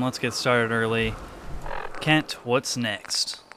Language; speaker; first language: English; native; English